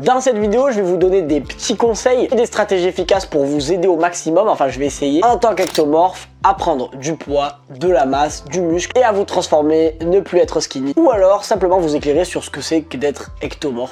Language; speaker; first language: French; native; French